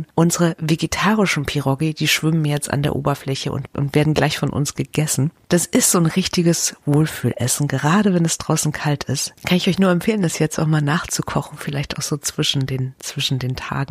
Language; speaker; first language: German; native; German